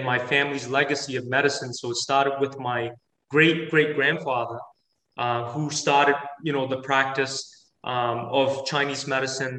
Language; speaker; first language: English; native; English